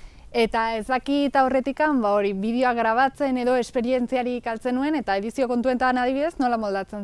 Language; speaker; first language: Basque; native; Basque